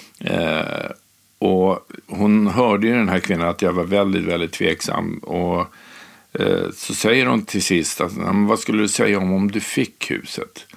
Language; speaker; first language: Swedish; native; Swedish